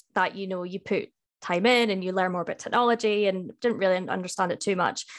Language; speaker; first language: English; native; English